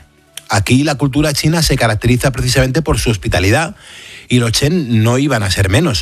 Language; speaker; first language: Spanish; native; Spanish